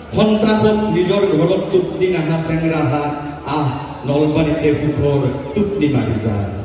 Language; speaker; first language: Assamese; native; Assamese